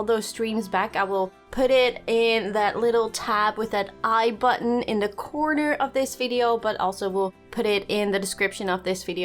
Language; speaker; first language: English; non-native, fluent; Dutch